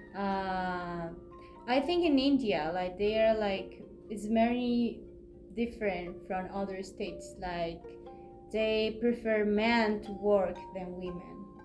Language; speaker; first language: English; non-native, fluent; Spanish